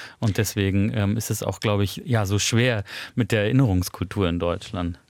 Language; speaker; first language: German; native; German